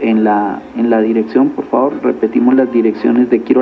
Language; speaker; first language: Spanish; native; Spanish